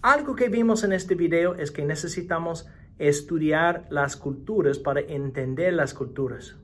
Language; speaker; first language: Spanish; non-native, fluent; English